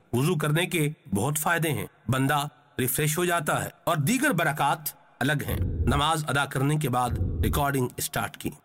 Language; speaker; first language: Urdu; native; Urdu